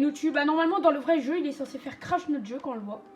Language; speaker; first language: French; native; French